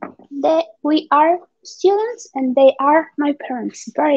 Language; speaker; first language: English; non-native, fluent; Spanish